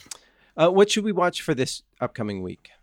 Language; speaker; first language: English; native; English